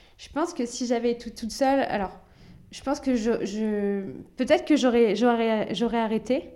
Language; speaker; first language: French; early bilingual, other home language; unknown